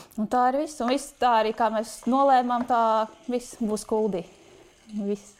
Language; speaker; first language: Latvian; native; Latvian